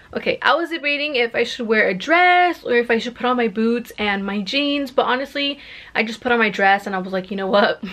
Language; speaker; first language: English; early bilingual, other home language; Spanish